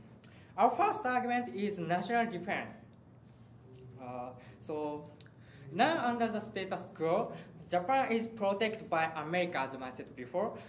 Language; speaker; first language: English; non-native, learner; Japanese